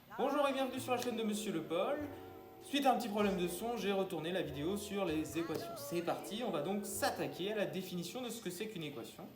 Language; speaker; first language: French; native; French